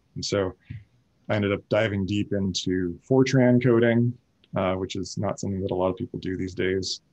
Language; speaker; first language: English; native; English